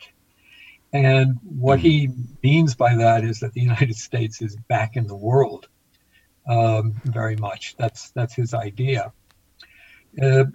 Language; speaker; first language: English; native; English